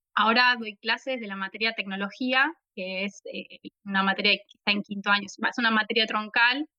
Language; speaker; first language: Spanish; native; Spanish